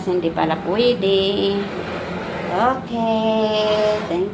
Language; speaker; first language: Filipino; native; Filipino